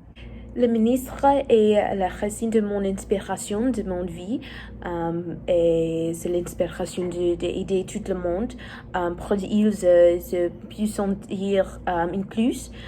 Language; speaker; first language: French; non-native, learner; English